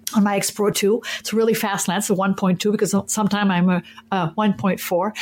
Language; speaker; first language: English; non-native, fluent; French